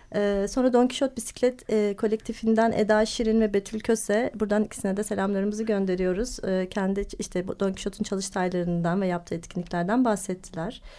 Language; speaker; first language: Turkish; native; Turkish